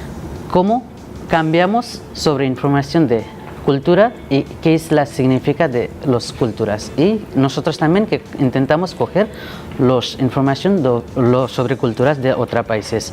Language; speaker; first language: Spanish; non-native, learner; Nepali